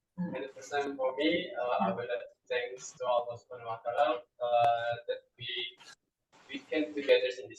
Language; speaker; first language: English; non-native, learner; Indonesian